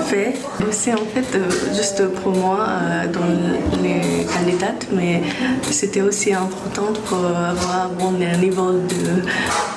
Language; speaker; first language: French; non-native, learner; Japanese